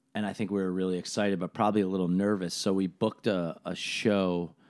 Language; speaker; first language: English; native; English